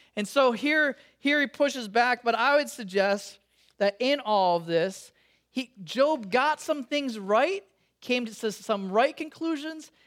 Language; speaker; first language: English; native; English